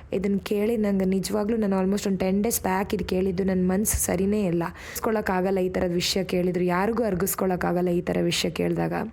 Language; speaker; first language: Kannada; native; Kannada